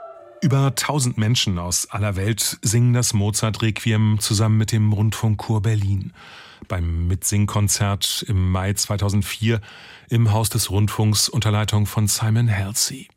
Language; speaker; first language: German; native; German